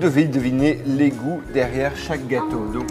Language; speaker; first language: French; native; French